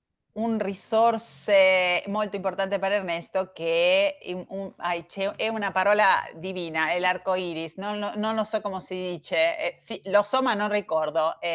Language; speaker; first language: Italian; non-native, learner; Spanish